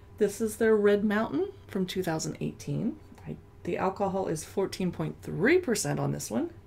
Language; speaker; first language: English; native; English